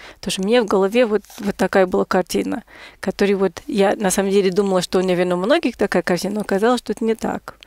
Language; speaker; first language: Russian; non-native, fluent; English